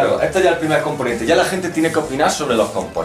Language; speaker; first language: Spanish; native; Spanish